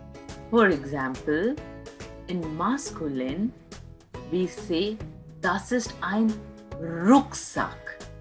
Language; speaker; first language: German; non-native, fluent; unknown